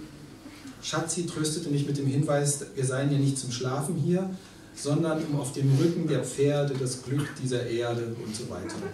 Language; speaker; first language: German; native; German